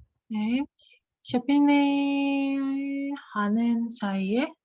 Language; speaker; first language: Korean; non-native, learner; Russian